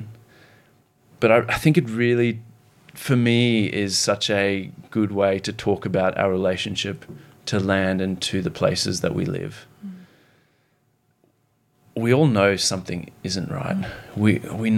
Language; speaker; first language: English; native; English